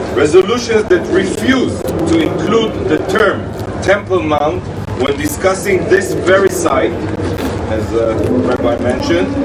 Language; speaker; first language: English; non-native, fluent; Hebrew